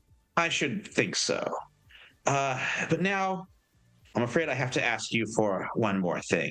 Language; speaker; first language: English; native; English